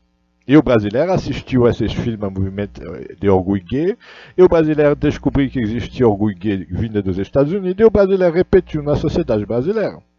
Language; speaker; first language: Portuguese; non-native, learner; Russian